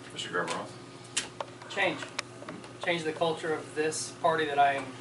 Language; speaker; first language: English; native; English